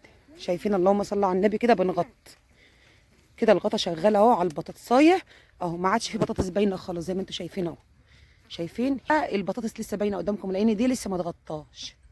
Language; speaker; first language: Arabic; native; Arabic